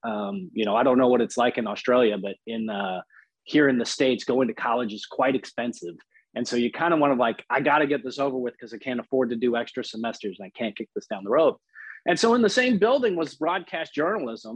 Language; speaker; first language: English; native; English